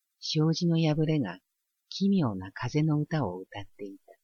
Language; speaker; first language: Japanese; native; Japanese